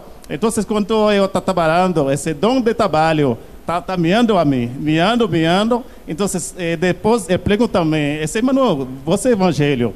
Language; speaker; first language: Portuguese; non-native, learner; Haitian Creole